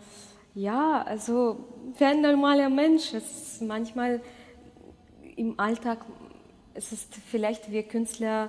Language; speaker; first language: German; non-native, fluent; Russian